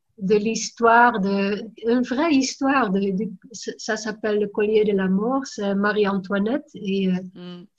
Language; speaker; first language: French; non-native, fluent; Dutch